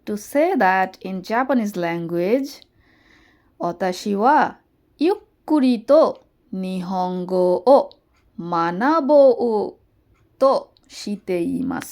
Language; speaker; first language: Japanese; non-native, learner; Bangla